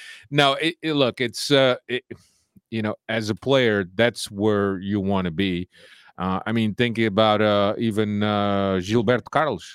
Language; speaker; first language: English; native; English